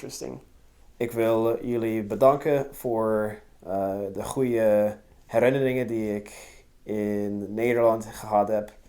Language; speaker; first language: Dutch; non-native, fluent; English